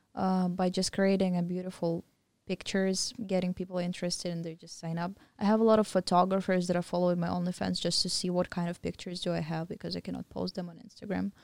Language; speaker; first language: English; non-native, fluent; Russian